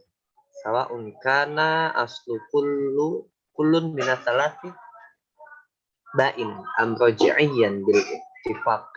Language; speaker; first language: Arabic; non-native, learner; Indonesian